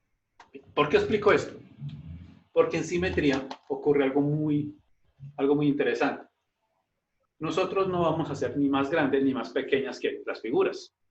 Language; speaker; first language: Spanish; native; Spanish